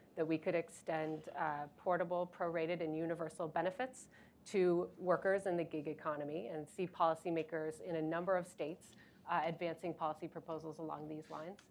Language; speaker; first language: English; native; English